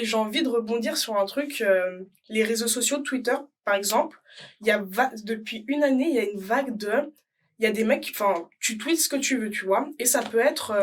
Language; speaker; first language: French; native; French